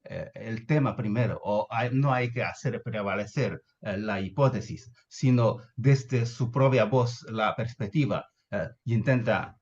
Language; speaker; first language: Spanish; non-native, fluent; Chinese